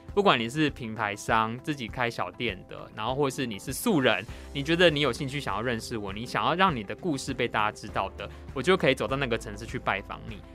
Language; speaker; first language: Chinese; native; Chinese